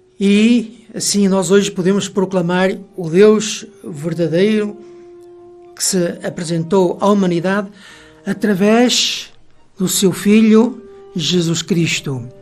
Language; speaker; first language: Portuguese; native; Portuguese